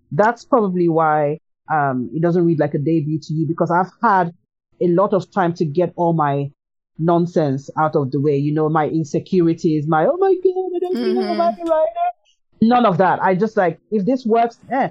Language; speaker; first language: English; non-native, local second language; Igbo